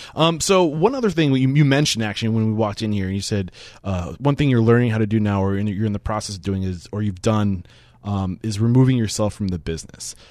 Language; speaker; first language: English; native; English